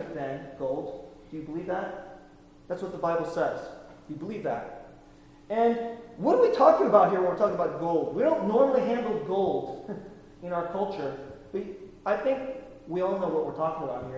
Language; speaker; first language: English; native; English